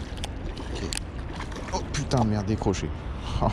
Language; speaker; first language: French; native; French